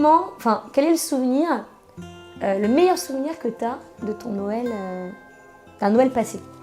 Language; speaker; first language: French; native; French